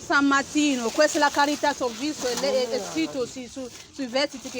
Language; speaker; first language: Italian; non-native, learner; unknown